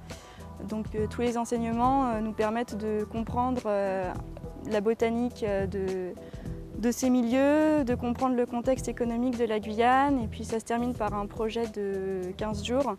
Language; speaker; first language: French; native; French